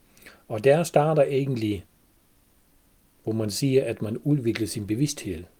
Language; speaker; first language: Danish; non-native, fluent; German